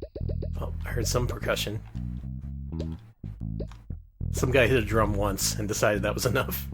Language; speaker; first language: English; native; English